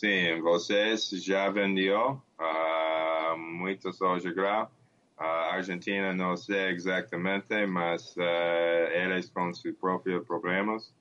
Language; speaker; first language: Portuguese; non-native, learner; English